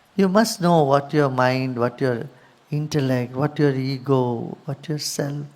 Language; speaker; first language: English; non-native, local second language; Hindi